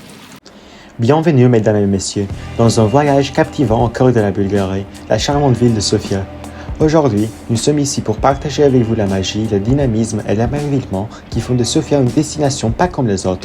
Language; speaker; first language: French; non-native, learner; Bulgarian